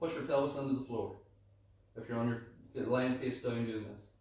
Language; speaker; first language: English; native; English